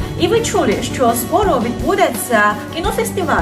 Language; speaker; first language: Ukrainian; non-native, learner; Chinese